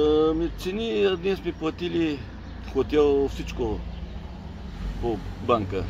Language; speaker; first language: Russian; non-native, learner; Bulgarian